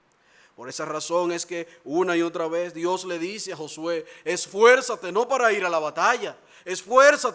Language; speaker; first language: Spanish; native; Spanish